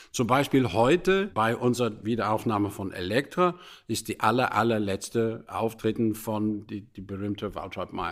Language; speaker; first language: German; non-native, fluent; English